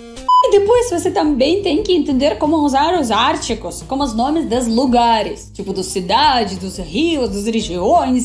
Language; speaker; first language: Portuguese; non-native, fluent; Russian